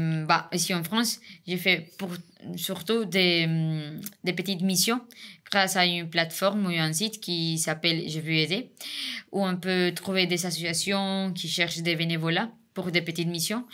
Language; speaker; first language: French; non-native, fluent; Spanish